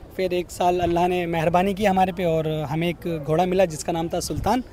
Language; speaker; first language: Hindi; native; Hindi